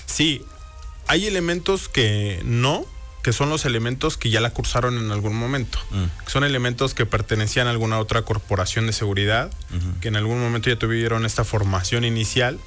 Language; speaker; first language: Spanish; native; Spanish